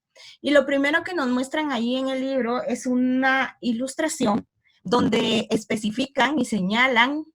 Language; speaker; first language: Spanish; native; Spanish